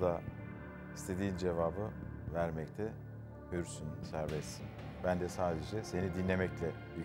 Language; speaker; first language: Turkish; native; Turkish